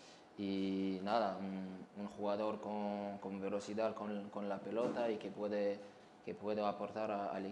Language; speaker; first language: Spanish; non-native, learner; Arabic